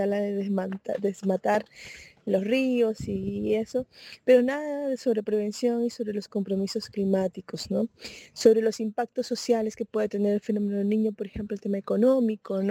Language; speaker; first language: Spanish; native; Spanish